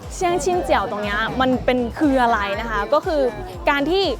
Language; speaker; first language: Thai; native; Thai